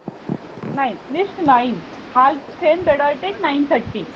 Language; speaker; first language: German; non-native, fluent; Hindi